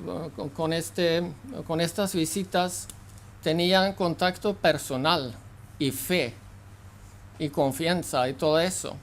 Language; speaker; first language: Spanish; non-native, fluent; Swedish